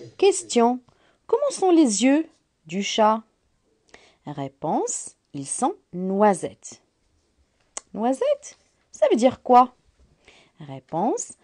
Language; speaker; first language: French; non-native, local second language; Arabic